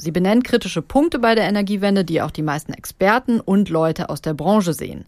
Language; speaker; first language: German; native; German